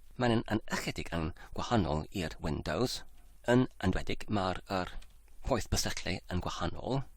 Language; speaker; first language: Welsh; non-native, learner; English